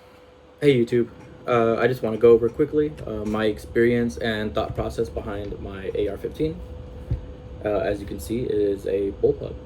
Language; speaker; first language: English; native; English